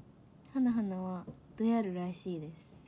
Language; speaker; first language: Japanese; native; Japanese